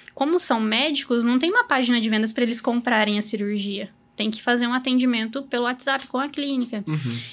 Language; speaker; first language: Portuguese; native; Portuguese